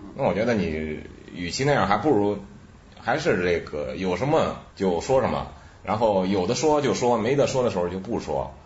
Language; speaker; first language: Chinese; native; Chinese